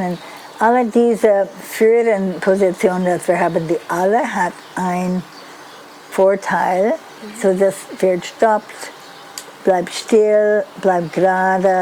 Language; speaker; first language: German; non-native, learner; English